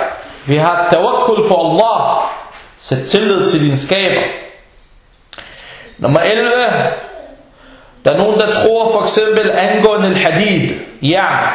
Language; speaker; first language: Danish; non-native, fluent; Arabic